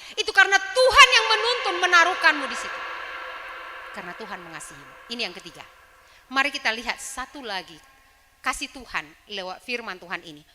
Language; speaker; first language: Indonesian; native; Indonesian